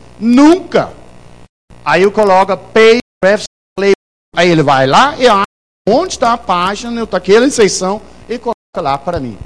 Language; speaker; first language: Portuguese; non-native, fluent; Danish